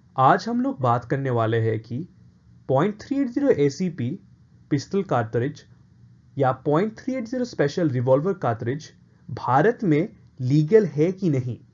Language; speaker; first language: Hindi; non-native, local second language; Bangla